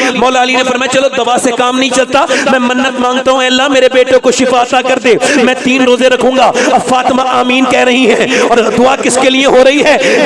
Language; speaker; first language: Urdu; native; Urdu